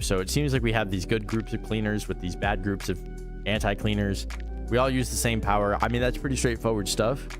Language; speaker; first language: English; native; English